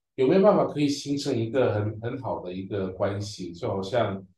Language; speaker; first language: Chinese; early bilingual, heritage; Chinese